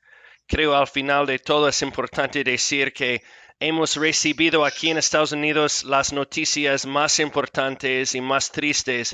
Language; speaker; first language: Spanish; non-native, fluent; English